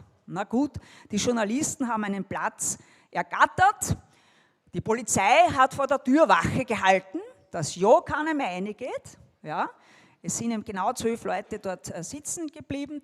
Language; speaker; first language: German; native; German